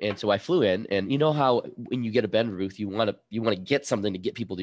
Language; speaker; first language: English; early bilingual, other home language; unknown